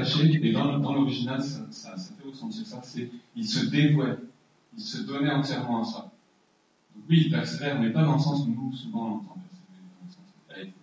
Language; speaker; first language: French; native; French